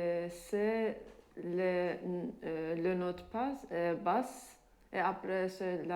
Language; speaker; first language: French; non-native, fluent; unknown